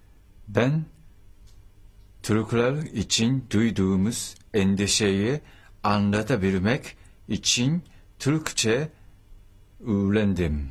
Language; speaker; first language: Turkish; non-native, learner; Japanese